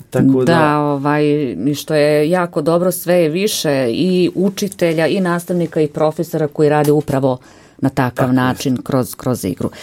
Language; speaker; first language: Croatian; native; Croatian